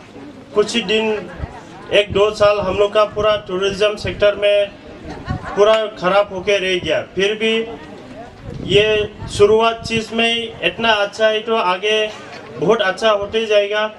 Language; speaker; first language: Hindi; non-native, local second language; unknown